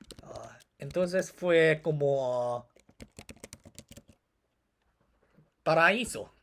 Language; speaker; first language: Spanish; non-native, learner; Korean